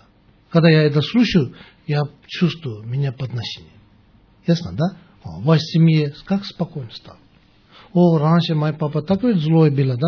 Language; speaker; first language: Russian; non-native, learner; Tibetan